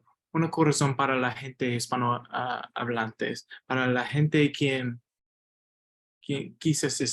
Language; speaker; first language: Spanish; non-native, learner; English